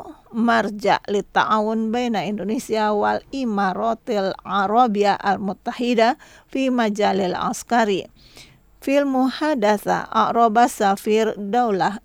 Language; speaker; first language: Arabic; non-native, fluent; Indonesian